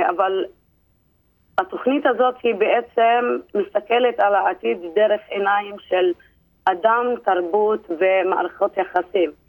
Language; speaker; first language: Hebrew; non-native, local second language; Arabic